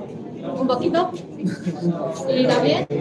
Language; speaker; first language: Spanish; non-native, learner; Chinese